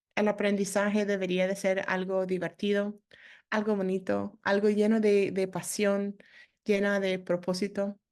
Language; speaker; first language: Spanish; non-native, fluent; English